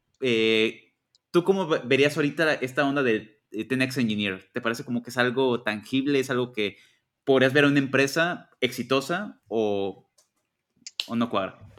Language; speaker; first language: Spanish; native; Spanish